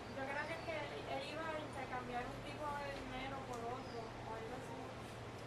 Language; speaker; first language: Spanish; native; Spanish